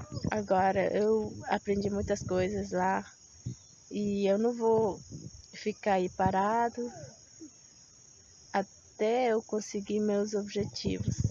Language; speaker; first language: Portuguese; non-native, local second language; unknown